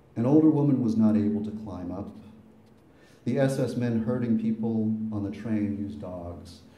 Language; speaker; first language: English; native; English